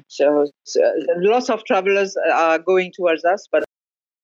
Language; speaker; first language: English; non-native, fluent; French